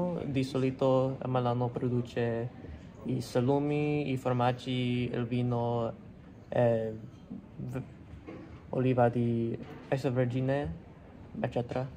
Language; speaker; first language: Italian; non-native, learner; English